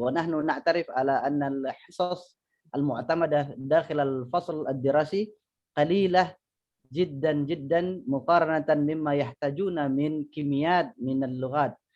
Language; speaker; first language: Arabic; non-native, fluent; Indonesian